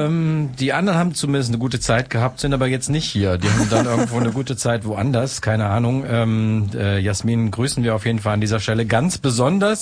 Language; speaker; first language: German; native; German